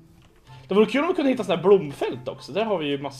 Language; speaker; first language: Swedish; native; Swedish